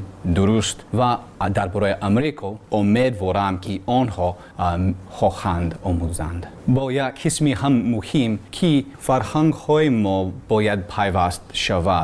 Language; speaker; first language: Tajik; non-native, learner; English